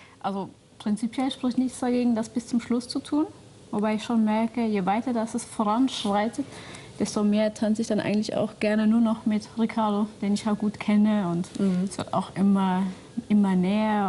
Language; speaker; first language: German; native; German